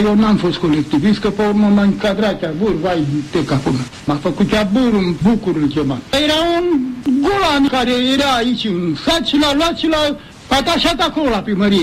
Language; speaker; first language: Romanian; native; Romanian